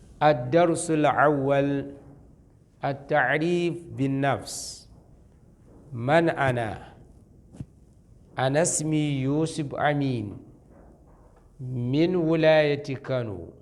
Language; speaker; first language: Arabic; non-native, fluent; Hausa